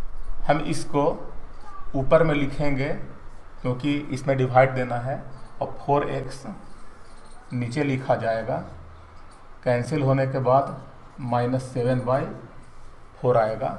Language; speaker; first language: Hindi; native; Hindi